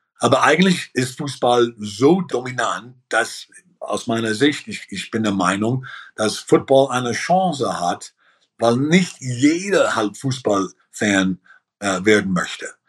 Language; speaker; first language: German; early bilingual, heritage; German